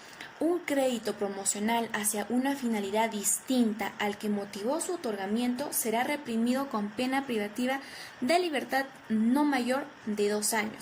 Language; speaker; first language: Spanish; native; Spanish